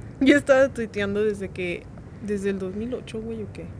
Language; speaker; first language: Spanish; native; Spanish